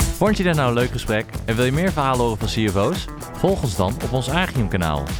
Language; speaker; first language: Dutch; native; Dutch